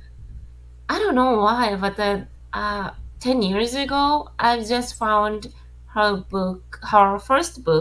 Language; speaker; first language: English; non-native, learner; Japanese